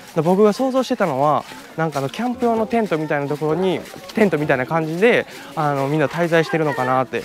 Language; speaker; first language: Japanese; native; Japanese